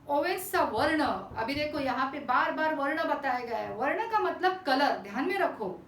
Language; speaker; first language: Hindi; non-native, local second language; Marathi